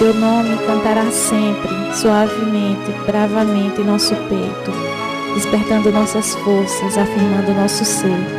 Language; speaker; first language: Portuguese; native; Portuguese